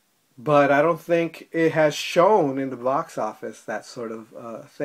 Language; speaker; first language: English; native; English